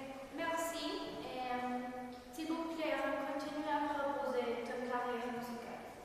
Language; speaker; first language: French; non-native, learner; Spanish